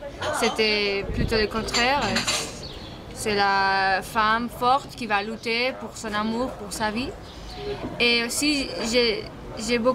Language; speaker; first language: French; non-native, fluent; Spanish